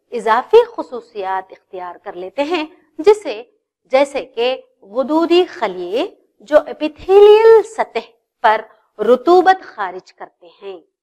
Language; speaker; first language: Urdu; native; Urdu